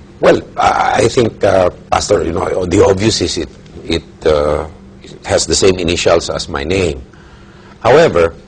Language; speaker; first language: English; non-native, local second language; Filipino